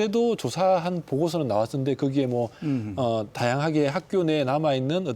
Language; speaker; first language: Korean; native; Korean